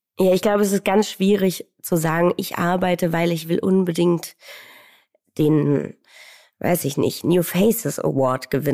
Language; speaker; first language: German; native; German